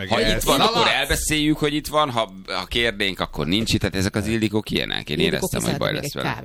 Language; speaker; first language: Hungarian; native; Hungarian